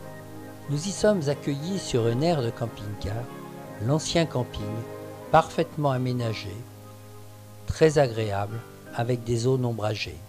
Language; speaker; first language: French; native; French